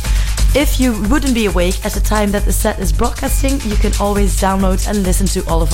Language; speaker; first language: English; non-native, fluent; Dutch